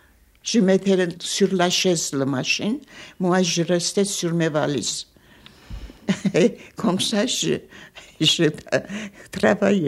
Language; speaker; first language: French; non-native, fluent; Armenian